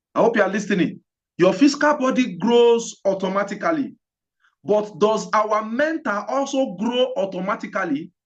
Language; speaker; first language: English; non-native, local second language; Yoruba